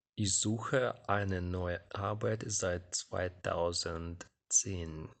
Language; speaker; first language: German; non-native, fluent; Ukrainian